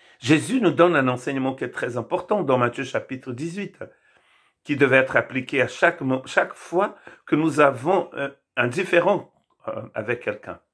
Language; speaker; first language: French; non-native, fluent; Portuguese